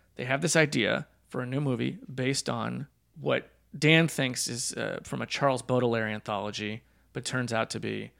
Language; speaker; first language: English; native; English